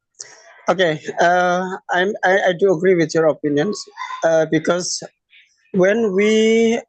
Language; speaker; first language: English; non-native, learner; Indonesian